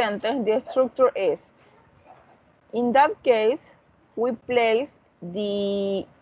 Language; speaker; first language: English; non-native, learner; Spanish